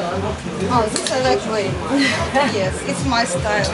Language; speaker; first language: English; non-native, learner; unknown